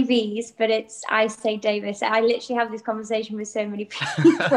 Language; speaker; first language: English; non-native, local second language; Welsh